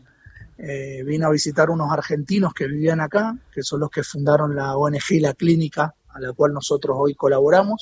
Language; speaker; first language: Spanish; native; Spanish